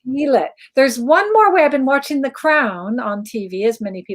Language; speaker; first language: English; native; English